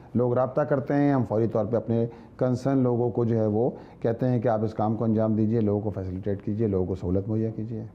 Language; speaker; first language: Urdu; native; Urdu